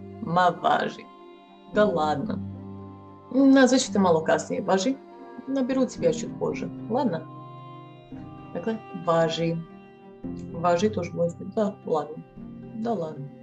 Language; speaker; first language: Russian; non-native, fluent; Serbian